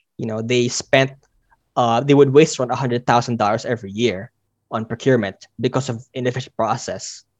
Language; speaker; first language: English; non-native, local second language; Filipino